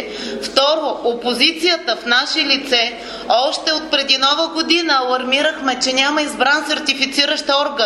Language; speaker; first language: Bulgarian; native; Bulgarian